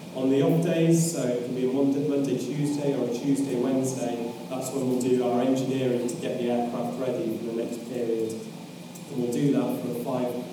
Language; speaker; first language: English; native; English